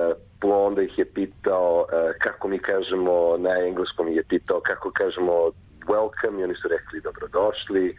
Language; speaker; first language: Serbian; early bilingual, heritage; Croatian